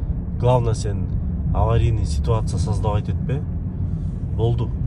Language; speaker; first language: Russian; non-native, local second language; Kyrgyz